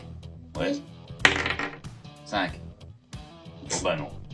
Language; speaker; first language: French; native; French